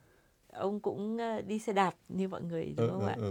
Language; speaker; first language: Vietnamese; native; Vietnamese